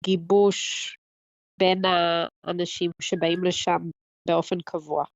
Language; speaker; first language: Hebrew; early bilingual, heritage; Hebrew